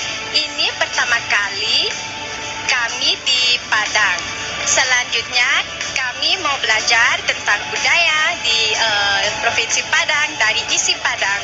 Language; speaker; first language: Indonesian; non-native, learner; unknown